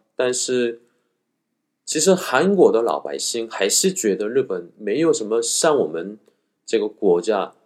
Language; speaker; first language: Chinese; non-native, fluent; Korean